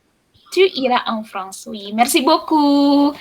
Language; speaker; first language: French; non-native, fluent; Indonesian